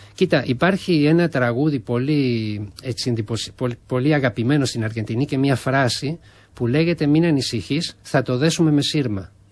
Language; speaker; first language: Greek; non-native, fluent; Spanish